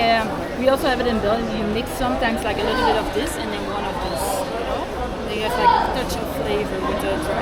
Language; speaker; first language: English; non-native, fluent; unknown